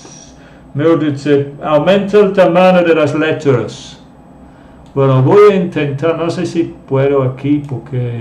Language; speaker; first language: Spanish; non-native, fluent; English